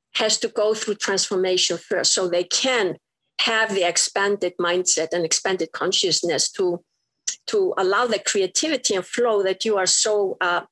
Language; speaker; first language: English; non-native, fluent; Icelandic